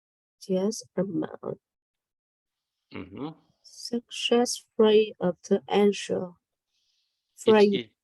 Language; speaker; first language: English; non-native, learner; Vietnamese